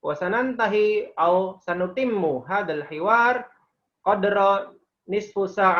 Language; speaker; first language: Arabic; non-native, fluent; Indonesian